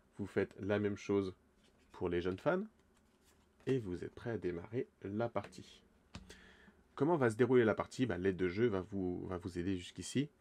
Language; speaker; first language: French; native; French